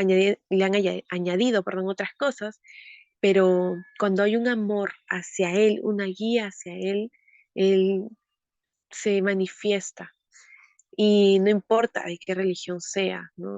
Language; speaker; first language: Spanish; native; Spanish